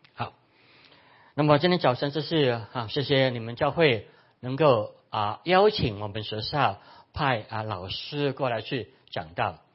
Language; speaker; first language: Chinese; non-native, local second language; Cantonese